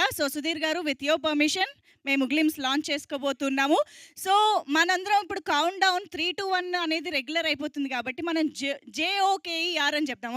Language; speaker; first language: Telugu; native; Telugu